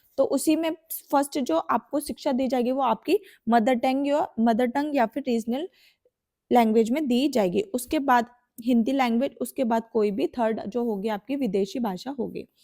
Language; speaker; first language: Hindi; native; Hindi